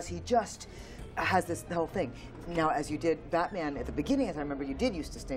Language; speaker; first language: English; native; English